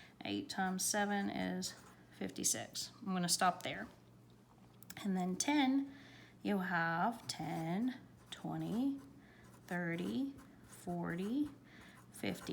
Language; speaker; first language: English; native; English